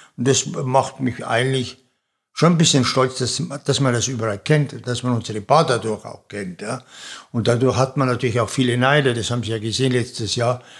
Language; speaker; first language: German; native; German